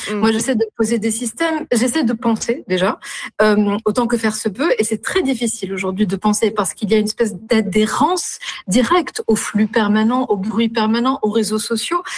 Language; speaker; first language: French; non-native, local second language; Arabic